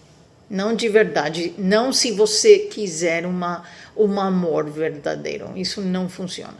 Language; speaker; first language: Portuguese; non-native, fluent; Spanish